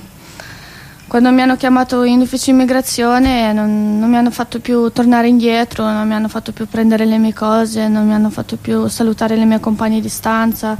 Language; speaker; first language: Italian; non-native, fluent; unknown